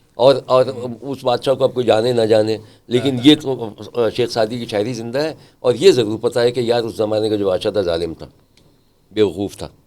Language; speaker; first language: Urdu; native; Urdu